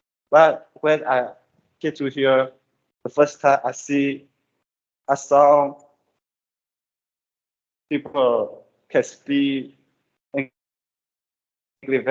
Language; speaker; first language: English; non-native, learner; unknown